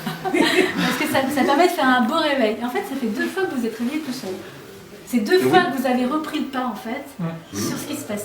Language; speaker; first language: French; native; French